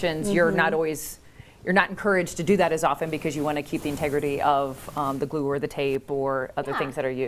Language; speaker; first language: English; native; English